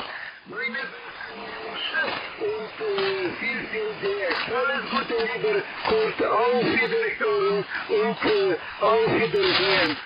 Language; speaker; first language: German; non-native, learner; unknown